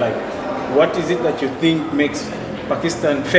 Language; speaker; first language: English; non-native, fluent; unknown